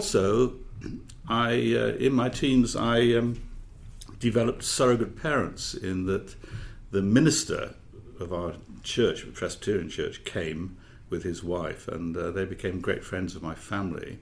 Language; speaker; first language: English; native; English